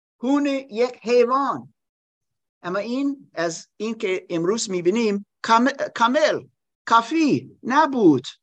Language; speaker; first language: Persian; non-native, learner; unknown